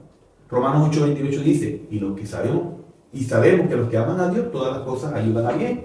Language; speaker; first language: Spanish; native; Spanish